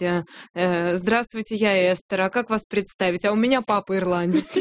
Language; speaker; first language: Russian; native; Russian